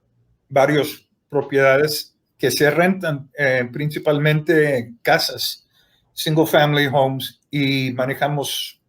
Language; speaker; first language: Spanish; early bilingual, heritage; Spanish